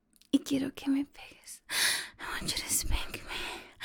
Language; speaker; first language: English; early bilingual, other home language; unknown